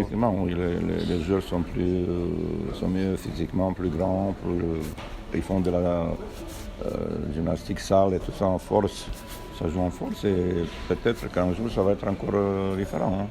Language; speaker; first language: French; non-native, fluent; Romanian